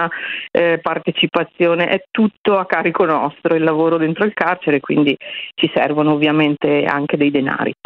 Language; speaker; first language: Italian; native; Italian